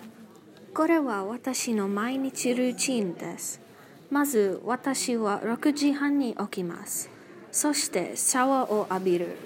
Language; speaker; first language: Japanese; non-native, learner; English